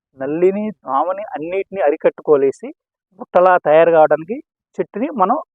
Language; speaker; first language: Telugu; native; Telugu